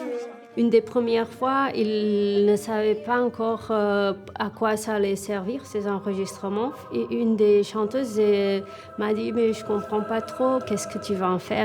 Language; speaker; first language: French; non-native, fluent; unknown